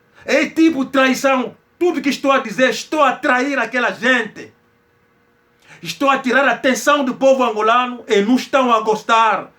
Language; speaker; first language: Portuguese; non-native, local second language; Kongo